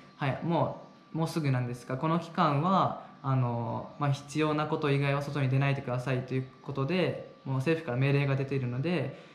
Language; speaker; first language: Japanese; native; Japanese